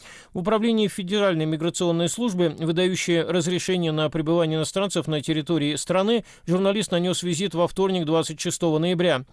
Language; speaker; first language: Russian; native; Russian